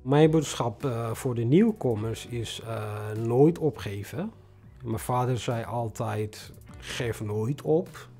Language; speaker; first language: Dutch; non-native, fluent; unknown